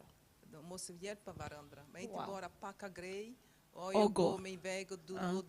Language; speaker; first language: Swedish; non-native, fluent; Portuguese